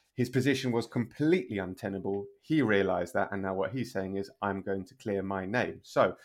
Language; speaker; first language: English; native; English